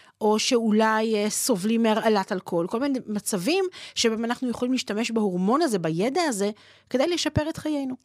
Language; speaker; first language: Hebrew; native; Hebrew